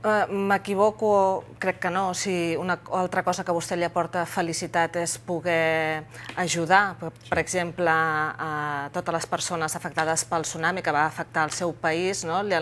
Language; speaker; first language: Catalan; native; Catalan